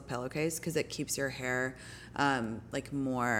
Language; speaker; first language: English; native; English